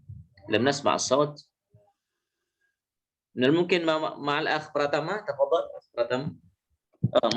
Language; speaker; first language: Arabic; non-native, fluent; Indonesian